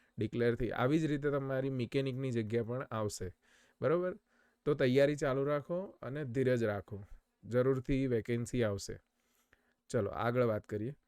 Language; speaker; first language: Gujarati; native; Gujarati